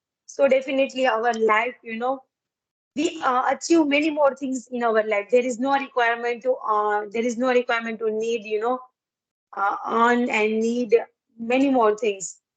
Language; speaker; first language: English; non-native, learner; Gujarati